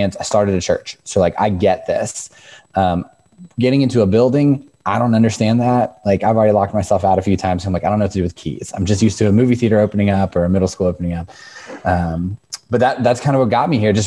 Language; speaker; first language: English; native; English